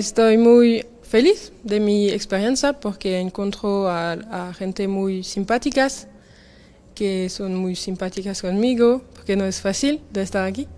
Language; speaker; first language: Spanish; non-native, learner; French